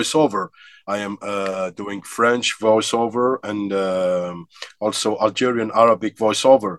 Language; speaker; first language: English; non-native, fluent; Arabic